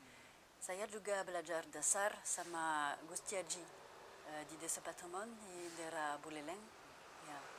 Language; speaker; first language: Indonesian; non-native, fluent; French